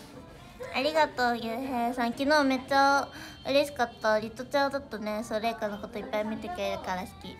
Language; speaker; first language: Japanese; native; Japanese